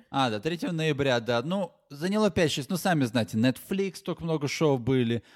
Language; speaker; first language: Russian; native; Russian